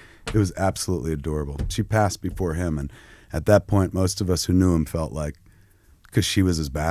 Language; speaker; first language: English; native; English